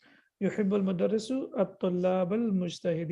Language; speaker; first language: Arabic; non-native, fluent; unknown